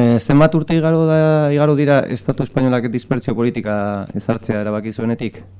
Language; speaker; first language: Basque; non-native, local second language; Spanish